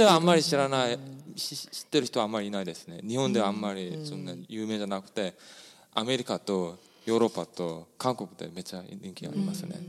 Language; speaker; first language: Japanese; non-native, fluent; Korean